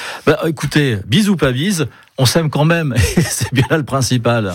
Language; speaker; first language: French; native; French